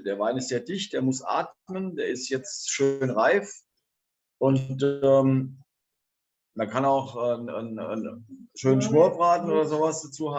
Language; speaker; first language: German; native; German